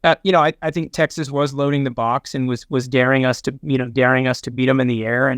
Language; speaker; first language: English; native; English